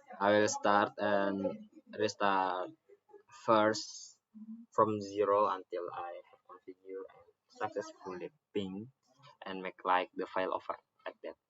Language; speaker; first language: English; non-native, learner; Indonesian